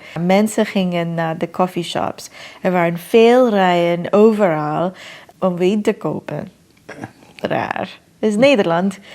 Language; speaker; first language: Dutch; non-native, fluent; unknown